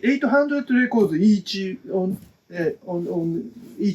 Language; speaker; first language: English; non-native, learner; Japanese